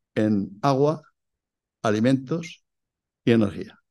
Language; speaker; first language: Spanish; native; Spanish